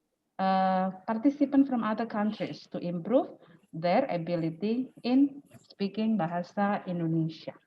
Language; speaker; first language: English; non-native, fluent; Indonesian